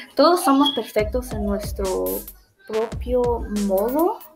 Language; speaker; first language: Spanish; early bilingual, heritage; Spanish